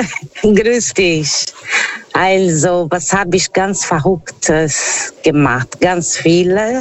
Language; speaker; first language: German; non-native, fluent; Portuguese